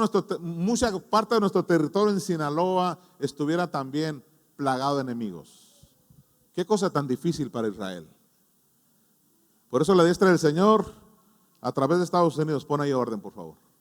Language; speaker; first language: Spanish; native; Spanish